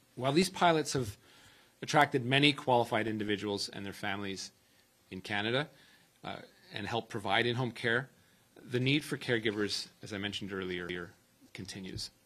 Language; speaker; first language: English; native; English